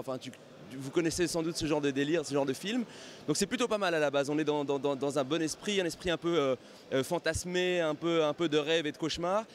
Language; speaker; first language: French; native; French